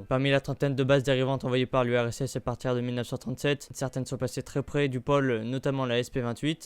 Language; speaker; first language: French; native; French